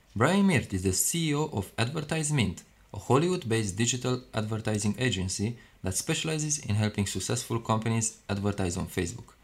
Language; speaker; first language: English; non-native, fluent; Romanian